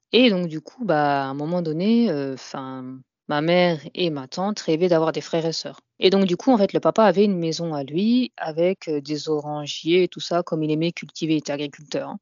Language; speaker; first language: French; native; French